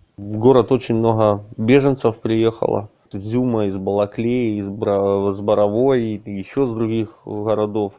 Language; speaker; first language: Russian; native; Russian